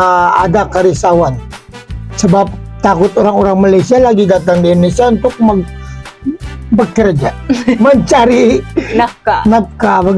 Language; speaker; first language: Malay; non-native, fluent; Filipino